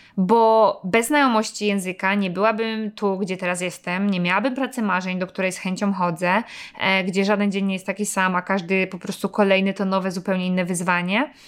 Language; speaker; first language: Polish; native; Polish